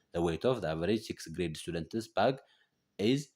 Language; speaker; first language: English; non-native, local second language; Amharic